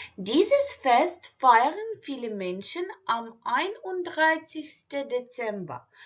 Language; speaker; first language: German; non-native, fluent; Ukrainian